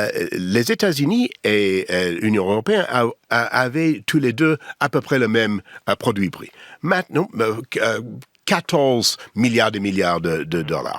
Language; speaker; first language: French; non-native, learner; English